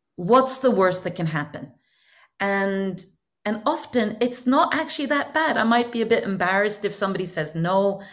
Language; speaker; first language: English; non-native, fluent; Norwegian